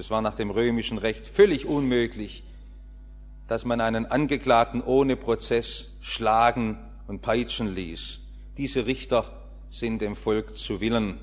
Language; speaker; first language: German; native; German